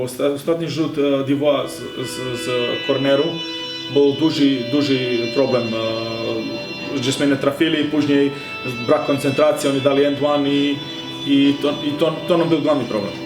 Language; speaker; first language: Polish; non-native, learner; Serbian